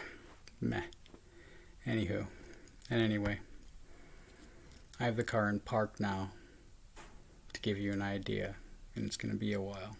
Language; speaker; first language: English; native; English